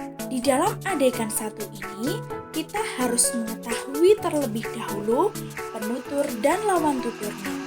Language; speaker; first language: Indonesian; native; Indonesian